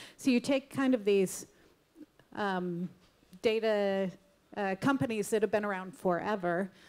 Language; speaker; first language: English; native; English